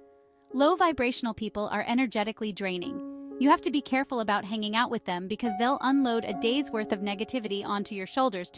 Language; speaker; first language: English; native; English